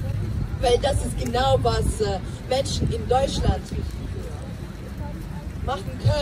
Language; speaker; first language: German; non-native, fluent; Ukrainian